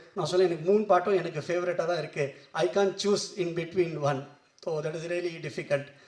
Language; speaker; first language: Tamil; non-native, local second language; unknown